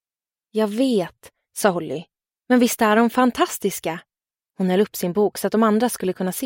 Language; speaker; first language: Swedish; native; Swedish